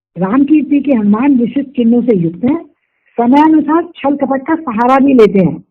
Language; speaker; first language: Hindi; native; Hindi